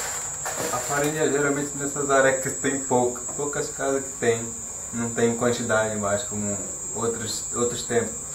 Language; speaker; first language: Portuguese; native; Portuguese